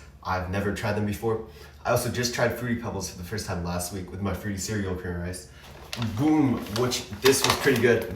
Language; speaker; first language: English; native; English